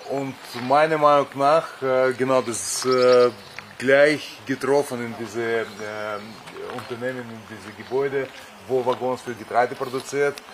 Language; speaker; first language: German; non-native, fluent; Russian